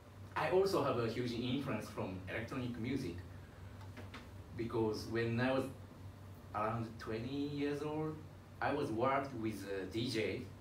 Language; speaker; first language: English; non-native, learner; Japanese